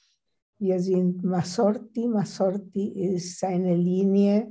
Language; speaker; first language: German; non-native, fluent; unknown